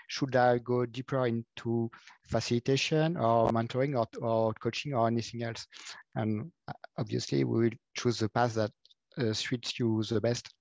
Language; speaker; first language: English; non-native, fluent; French